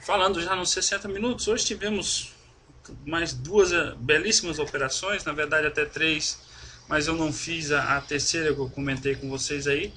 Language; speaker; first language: Portuguese; native; Portuguese